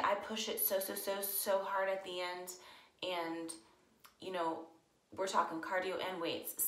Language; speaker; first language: English; native; English